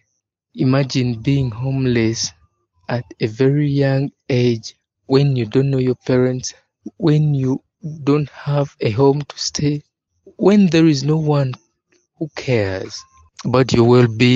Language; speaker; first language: English; non-native, local second language; Ganda